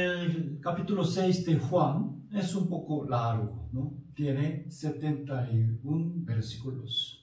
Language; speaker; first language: Spanish; non-native, fluent; Korean